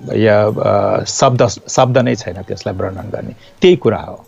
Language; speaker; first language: Nepali; non-native, local second language; Newari